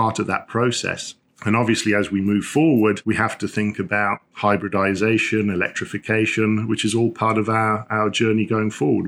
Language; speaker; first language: English; native; English